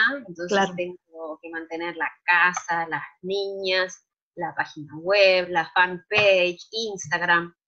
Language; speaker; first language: Spanish; native; Spanish